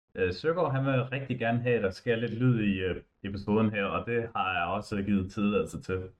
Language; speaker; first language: Danish; native; Danish